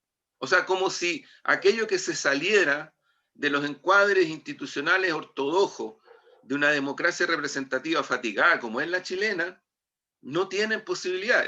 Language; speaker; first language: Spanish; native; Spanish